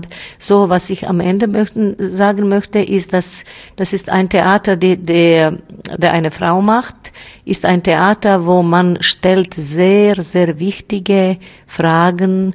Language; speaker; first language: German; non-native, fluent; Bosnian